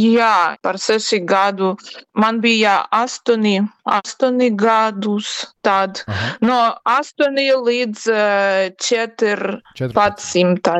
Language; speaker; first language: Latvian; non-native, learner; Ukrainian